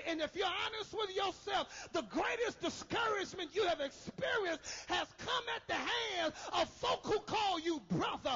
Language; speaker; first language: English; native; English